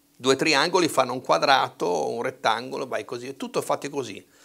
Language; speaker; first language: Italian; native; Italian